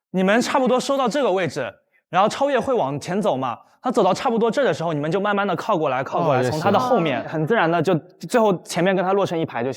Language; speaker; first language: Chinese; native; Chinese